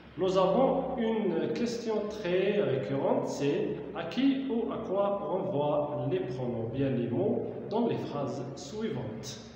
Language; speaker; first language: French; non-native, local second language; Arabic